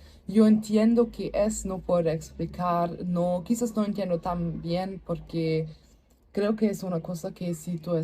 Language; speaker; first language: Spanish; non-native, learner; German